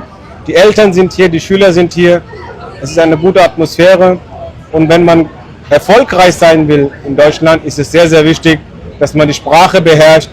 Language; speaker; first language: German; non-native, fluent; Hindi